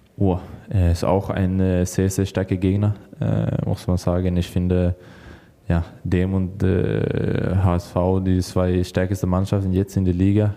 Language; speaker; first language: German; non-native, learner; Swedish